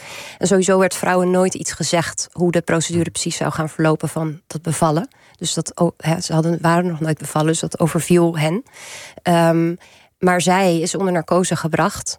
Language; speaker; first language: Dutch; native; Dutch